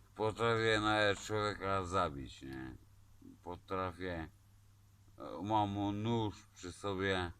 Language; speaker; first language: Polish; native; Polish